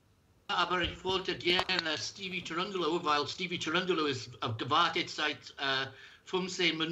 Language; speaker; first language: German; non-native, learner; English